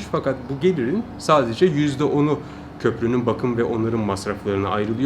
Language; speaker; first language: Turkish; native; Turkish